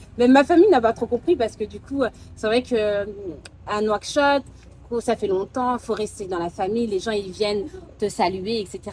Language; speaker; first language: French; early bilingual, other home language; Soninke